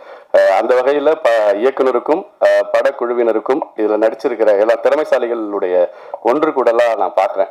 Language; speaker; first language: Tamil; native; Tamil